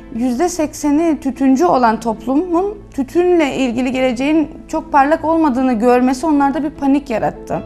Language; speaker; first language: Turkish; native; Turkish